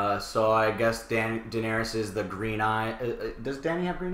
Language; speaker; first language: English; native; English